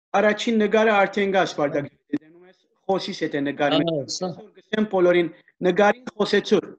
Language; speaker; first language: Armenian; early bilingual, heritage; Armenian